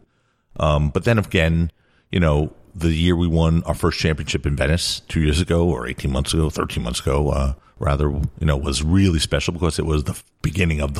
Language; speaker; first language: English; native; English